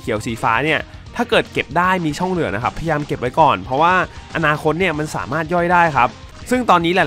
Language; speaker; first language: Thai; native; Thai